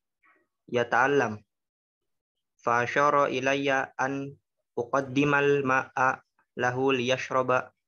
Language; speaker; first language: Arabic; non-native, learner; Indonesian